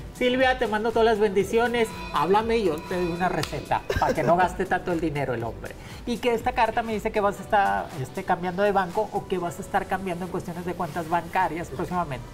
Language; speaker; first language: Spanish; native; Spanish